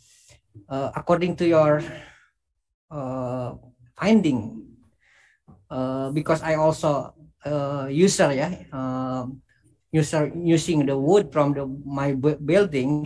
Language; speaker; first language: English; non-native, learner; Indonesian